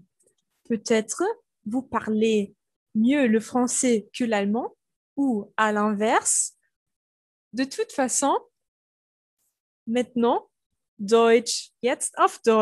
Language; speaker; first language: French; non-native, fluent; German